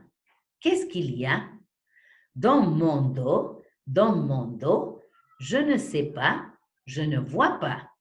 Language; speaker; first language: French; non-native, fluent; Spanish